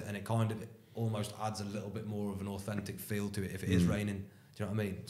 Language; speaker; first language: English; native; English